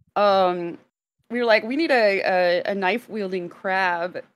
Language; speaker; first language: English; native; English